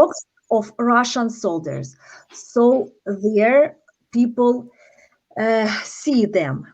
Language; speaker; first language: English; non-native, learner; Ukrainian